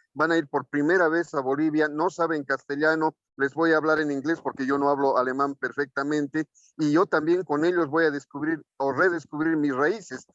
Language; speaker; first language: Spanish; native; Spanish